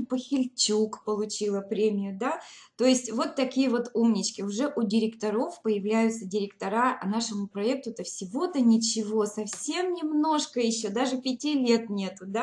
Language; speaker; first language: Russian; native; Russian